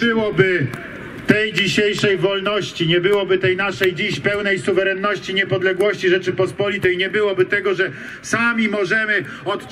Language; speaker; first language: Polish; native; Polish